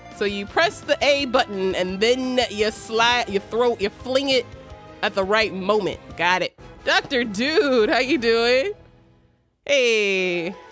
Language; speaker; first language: English; native; English